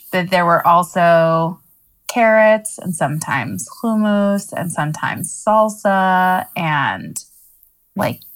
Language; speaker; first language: English; native; English